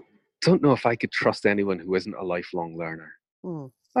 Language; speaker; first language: English; native; English